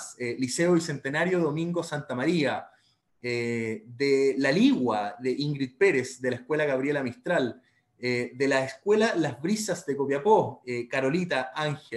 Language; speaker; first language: Spanish; native; Spanish